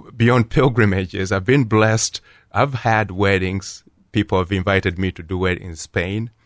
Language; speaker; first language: English; non-native, local second language; Ganda